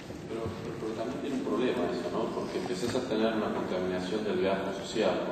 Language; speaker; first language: Spanish; native; Spanish